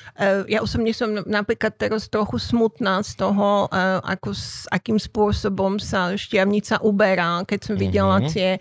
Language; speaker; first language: Slovak; native; Slovak